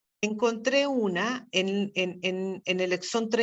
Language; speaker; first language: Spanish; native; Spanish